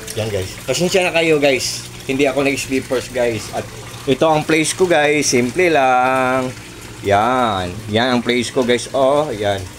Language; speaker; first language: Filipino; non-native, local second language; Cebuano